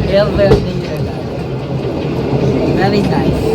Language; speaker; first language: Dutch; non-native, learner; Filipino